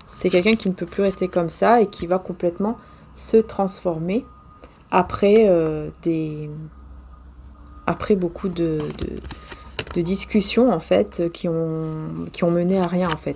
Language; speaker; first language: French; native; French